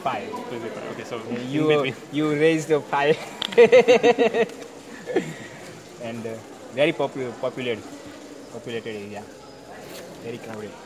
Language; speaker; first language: English; non-native, learner; Gujarati